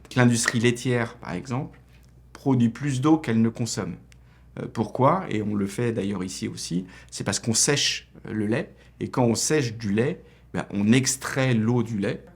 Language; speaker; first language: French; native; French